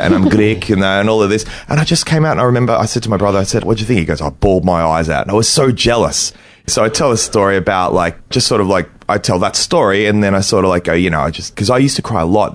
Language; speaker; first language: English; native; English